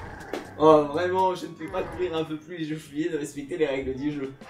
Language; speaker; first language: French; native; French